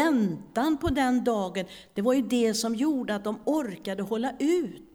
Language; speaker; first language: Swedish; native; Swedish